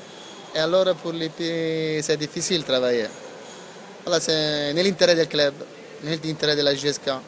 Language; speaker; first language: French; non-native, learner; Italian